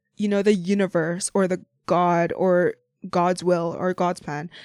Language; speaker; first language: English; non-native, local second language; Cantonese